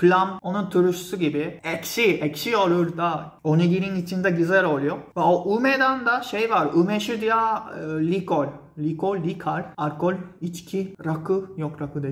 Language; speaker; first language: Turkish; non-native, fluent; Japanese